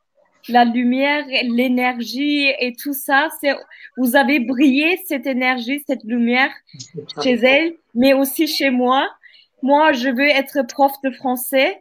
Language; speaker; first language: French; non-native, fluent; Turkish